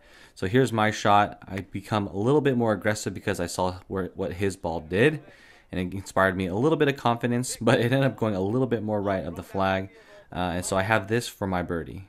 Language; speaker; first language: English; native; English